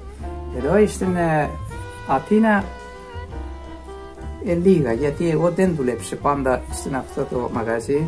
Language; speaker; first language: Greek; non-native, learner; Persian